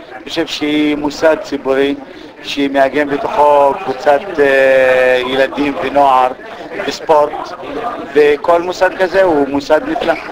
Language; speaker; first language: Hebrew; non-native, local second language; Arabic